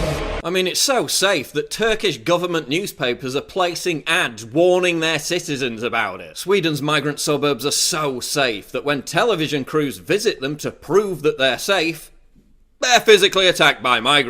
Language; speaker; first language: English; native; English